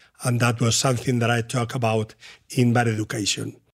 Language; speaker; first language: English; non-native, fluent; Spanish